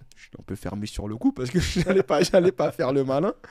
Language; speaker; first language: French; native; French